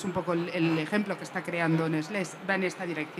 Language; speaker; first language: Spanish; native; Spanish